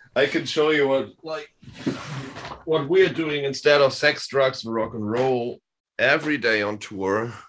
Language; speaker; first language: English; non-native, fluent; German